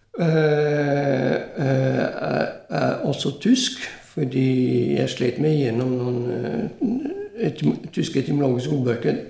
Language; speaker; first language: Norwegian; non-native, fluent; French